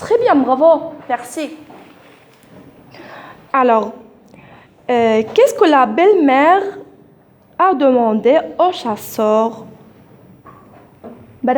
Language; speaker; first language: French; non-native, fluent; Arabic